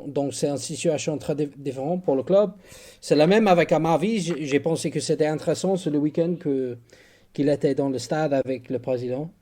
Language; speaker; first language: French; non-native, fluent; English